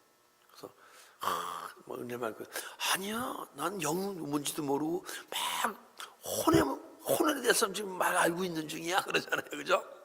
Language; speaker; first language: Korean; native; Korean